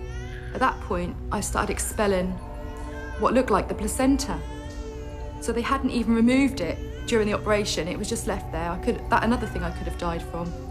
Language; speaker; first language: English; native; English